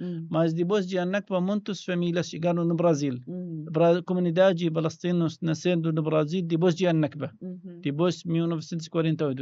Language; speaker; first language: Portuguese; non-native, learner; Arabic